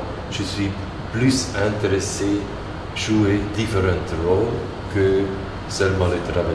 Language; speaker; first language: French; non-native, learner; German